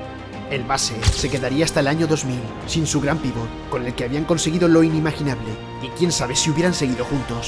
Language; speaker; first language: Spanish; native; Spanish